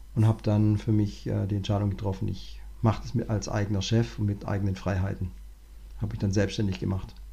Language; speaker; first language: German; native; German